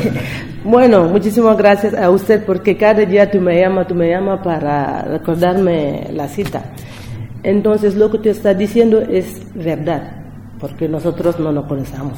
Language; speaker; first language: Spanish; non-native, learner; French